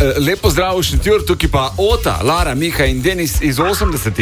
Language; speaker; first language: Slovenian; native; Slovenian